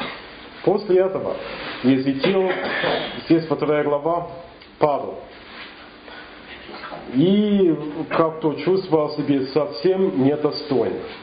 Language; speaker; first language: Russian; non-native, fluent; English